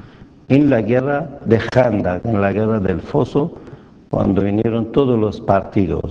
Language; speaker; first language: Spanish; non-native, fluent; Persian